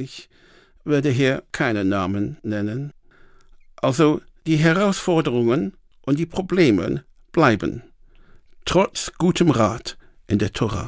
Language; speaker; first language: German; non-native, fluent; English